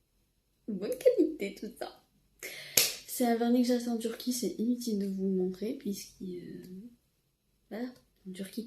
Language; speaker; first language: French; non-native, local second language; Arabic